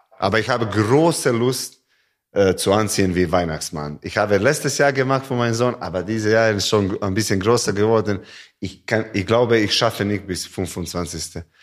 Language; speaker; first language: German; non-native, learner; Serbian